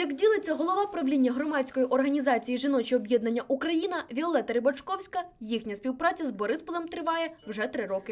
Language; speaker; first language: Ukrainian; native; Ukrainian